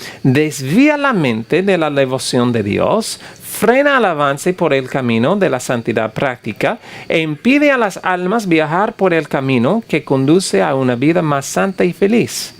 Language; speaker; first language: Spanish; non-native, fluent; English